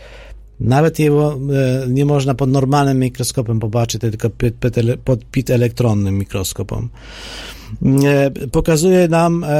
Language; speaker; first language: Polish; non-native, fluent; Ukrainian